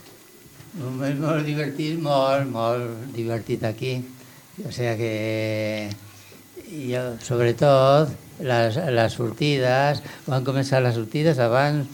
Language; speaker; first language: Catalan; non-native, local second language; Spanish